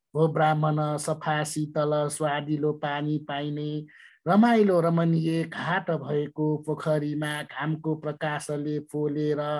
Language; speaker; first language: Nepali; non-native, local second language; Newari